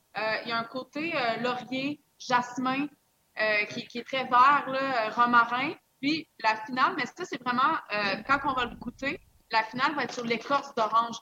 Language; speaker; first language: French; native; French